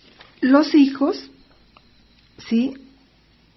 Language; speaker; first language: Spanish; native; Spanish